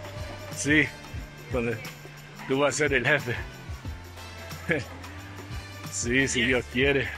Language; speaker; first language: Spanish; non-native, fluent; English